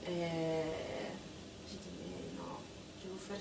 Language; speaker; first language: French; non-native, fluent; Italian